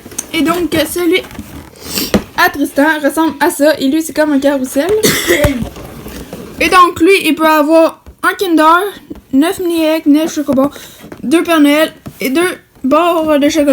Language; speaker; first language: French; native; French